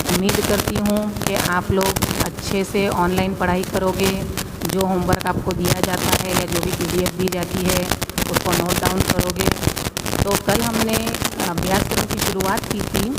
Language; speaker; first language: Urdu; non-native, local second language; Gujarati